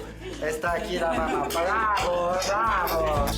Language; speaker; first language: Spanish; non-native, learner; French